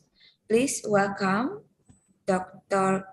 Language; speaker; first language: English; non-native, learner; Indonesian